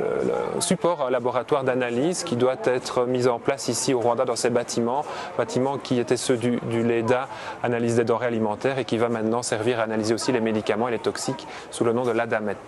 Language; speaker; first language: French; native; French